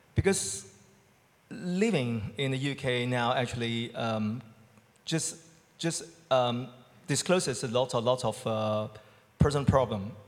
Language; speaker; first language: English; non-native, local second language; Cantonese